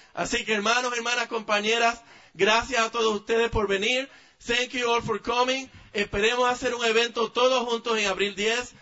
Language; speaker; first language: Spanish; native; Spanish